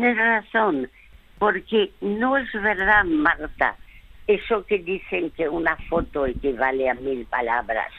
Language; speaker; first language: Spanish; early bilingual, other home language; French